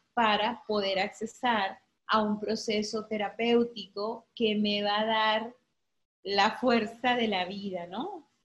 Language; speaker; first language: Spanish; native; Spanish